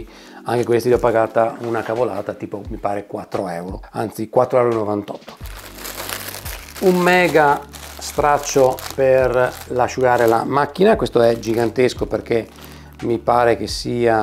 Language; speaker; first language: Italian; native; Italian